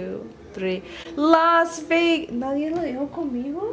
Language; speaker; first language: Spanish; early bilingual, heritage; Spanish